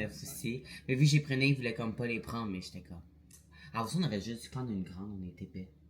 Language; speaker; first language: French; native; French